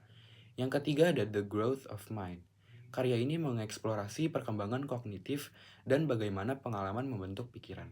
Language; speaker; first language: Indonesian; native; Indonesian